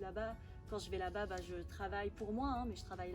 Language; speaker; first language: French; native; French